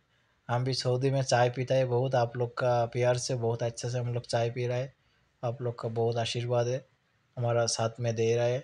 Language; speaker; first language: Hindi; non-native, learner; Bangla